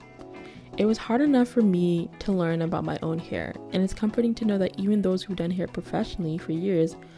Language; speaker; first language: English; native; English